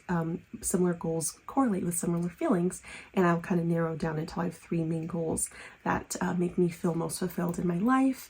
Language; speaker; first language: English; native; English